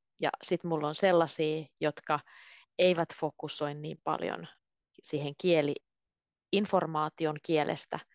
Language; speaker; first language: Finnish; native; Finnish